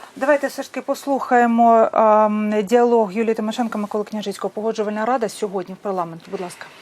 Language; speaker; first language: Ukrainian; native; Ukrainian